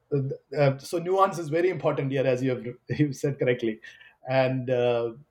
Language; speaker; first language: English; non-native, local second language; Malayalam